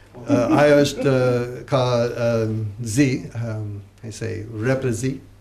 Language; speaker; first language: Albanian; non-native, learner; English